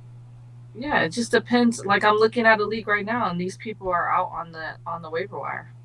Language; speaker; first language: English; native; English